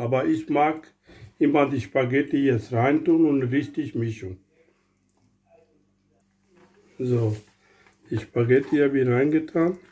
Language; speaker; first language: German; non-native, learner; Urdu